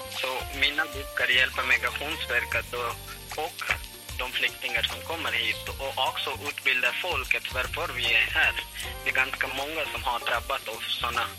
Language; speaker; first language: Swedish; non-native, fluent; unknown